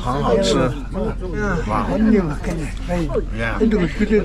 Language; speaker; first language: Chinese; non-native, learner; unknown